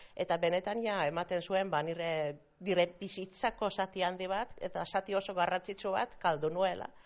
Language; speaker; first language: Basque; non-native, fluent; Finnish